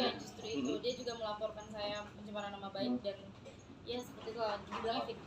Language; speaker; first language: Indonesian; native; Indonesian